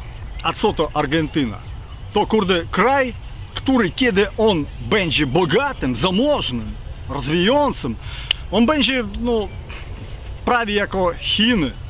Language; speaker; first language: Polish; non-native, fluent; Ukrainian